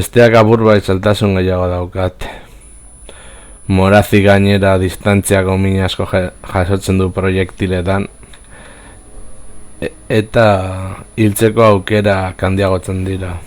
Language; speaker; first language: Basque; native; Basque